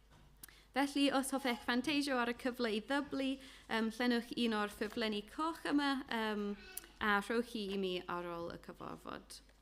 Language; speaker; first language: Welsh; non-native, fluent; English